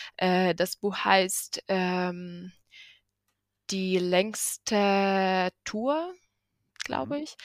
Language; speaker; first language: German; non-native, fluent; Ukrainian